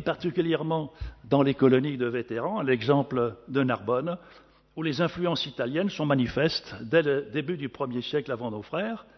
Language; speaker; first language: French; native; French